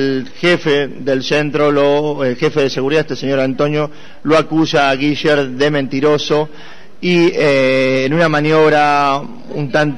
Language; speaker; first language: Spanish; native; Spanish